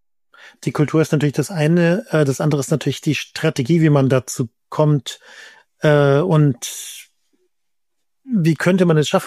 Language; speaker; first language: German; native; German